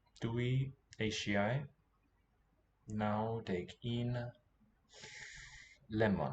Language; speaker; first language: Welsh; non-native, learner; English